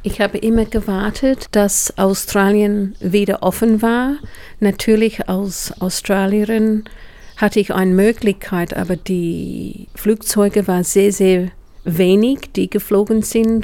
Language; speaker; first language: German; non-native, fluent; English